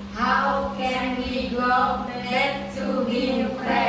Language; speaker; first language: English; non-native, learner; Indonesian